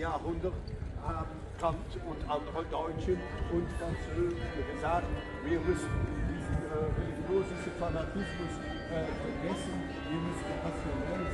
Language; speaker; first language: German; non-native, learner; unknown